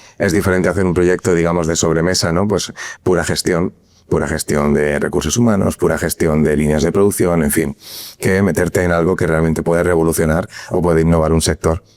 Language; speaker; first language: Spanish; native; Spanish